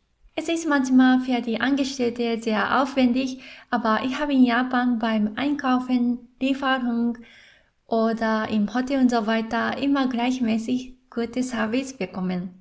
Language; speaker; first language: German; non-native, fluent; Japanese